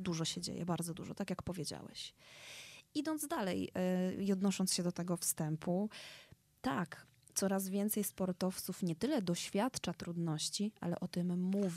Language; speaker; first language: Polish; native; Polish